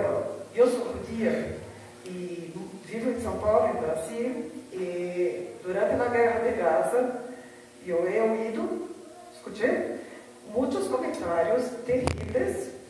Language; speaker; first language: Portuguese; early bilingual, heritage; Spanish